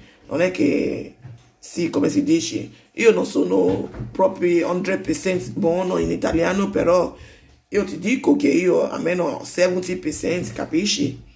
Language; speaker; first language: Italian; non-native, learner; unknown